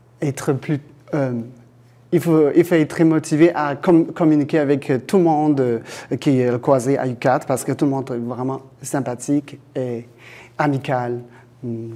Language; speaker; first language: French; non-native, fluent; Chinese